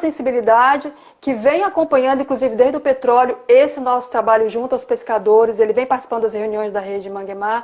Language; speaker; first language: Portuguese; native; Portuguese